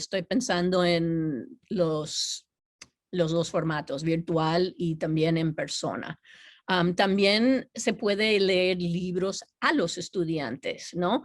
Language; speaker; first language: Spanish; non-native, fluent; English